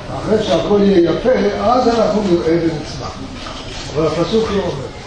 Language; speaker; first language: Hebrew; early bilingual, other home language; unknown